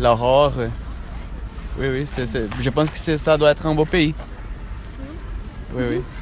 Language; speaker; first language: French; non-native, fluent; Portuguese